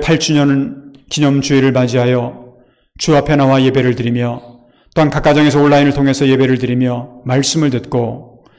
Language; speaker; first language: Korean; native; Korean